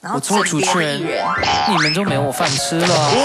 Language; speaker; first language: Chinese; early bilingual, heritage; Chinese